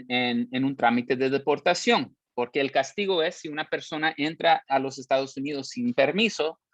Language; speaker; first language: Spanish; early bilingual, heritage; Spanish